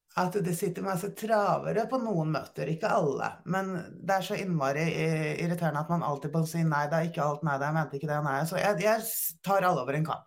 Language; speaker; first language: Norwegian; native; Norwegian